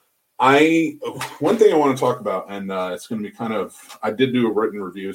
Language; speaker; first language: English; native; English